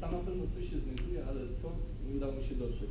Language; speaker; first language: Polish; native; Polish